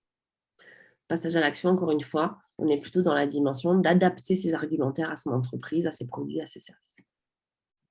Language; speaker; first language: French; native; French